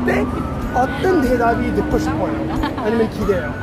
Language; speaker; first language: Korean; non-native, learner; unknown